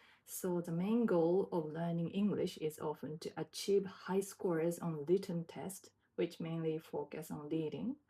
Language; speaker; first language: English; non-native, learner; Japanese